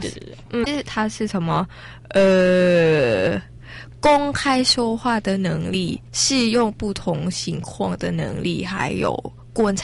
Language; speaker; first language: Chinese; non-native, learner; Thai